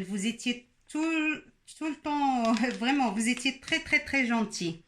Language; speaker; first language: French; non-native, local second language; Arabic